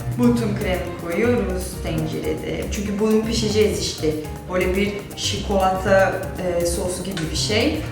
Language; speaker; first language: Turkish; non-native, fluent; Portuguese